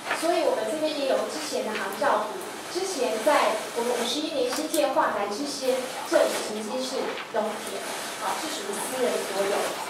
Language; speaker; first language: Chinese; native; Chinese